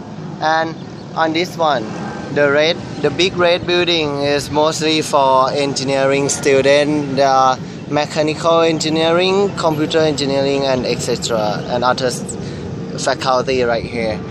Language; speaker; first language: English; non-native, learner; Thai